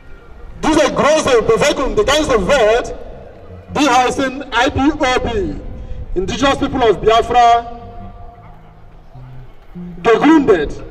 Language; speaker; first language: German; non-native, fluent; Igbo